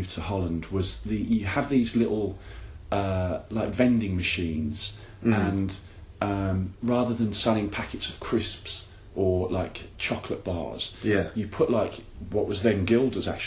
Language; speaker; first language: English; native; English